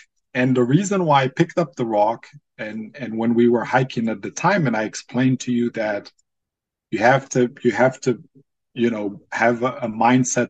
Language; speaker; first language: English; non-native, fluent; Arabic